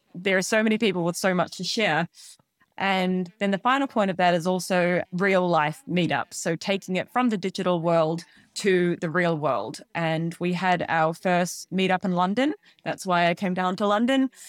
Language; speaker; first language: English; native; English